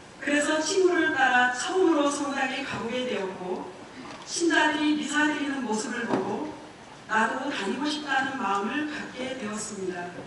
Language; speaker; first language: Korean; native; Korean